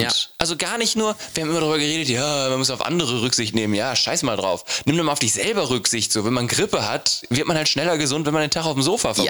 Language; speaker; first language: German; native; German